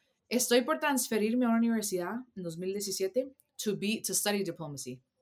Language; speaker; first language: Spanish; early bilingual, heritage; Spanish